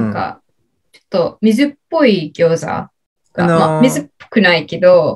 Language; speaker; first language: Japanese; non-native, learner; English